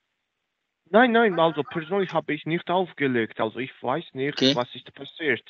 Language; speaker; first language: German; non-native, fluent; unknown